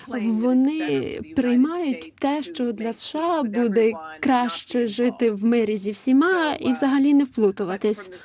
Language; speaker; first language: Ukrainian; non-native, fluent; English